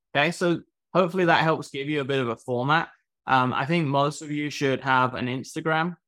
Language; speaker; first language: English; native; English